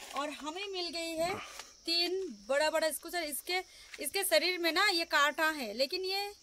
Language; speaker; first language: Hindi; non-native, local second language; Bangla